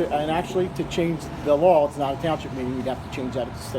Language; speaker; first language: English; native; English